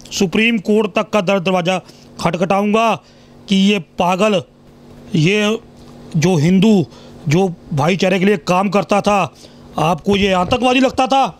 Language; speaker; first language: Hindi; non-native, local second language; Punjabi